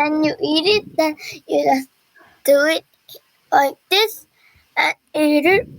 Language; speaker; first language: English; non-native, learner; Korean